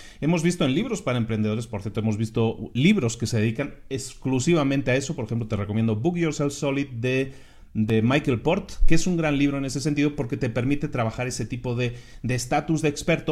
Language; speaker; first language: Spanish; native; Spanish